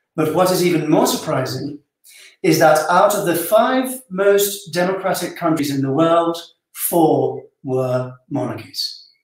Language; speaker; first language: English; non-native, fluent; Spanish